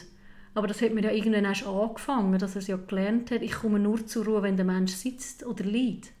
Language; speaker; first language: German; native; German